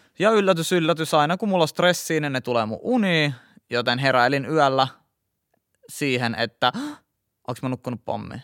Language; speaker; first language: Finnish; native; Finnish